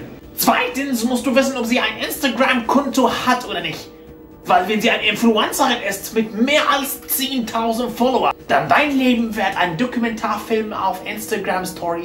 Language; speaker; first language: German; non-native, fluent; Arabic